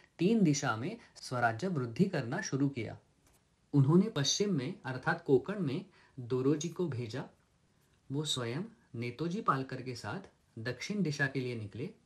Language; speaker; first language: Hindi; non-native, local second language; Marathi